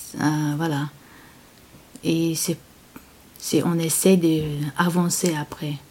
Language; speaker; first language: French; non-native, learner; Chechen